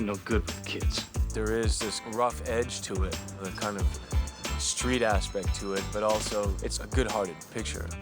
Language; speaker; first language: English; native; English